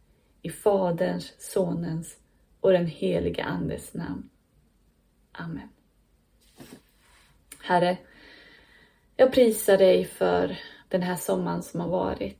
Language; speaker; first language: Swedish; native; Swedish